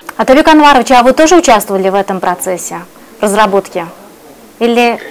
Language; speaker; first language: Russian; non-native, local second language; Uzbek